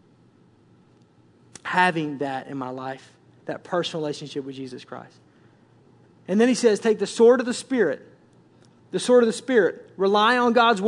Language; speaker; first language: English; native; English